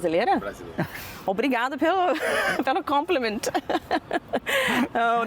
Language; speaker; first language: Portuguese; non-native, fluent; English